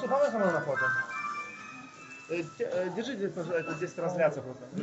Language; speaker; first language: Russian; non-native, fluent; Italian